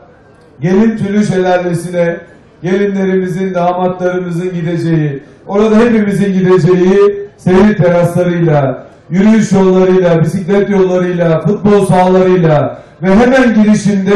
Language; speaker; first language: Turkish; native; Turkish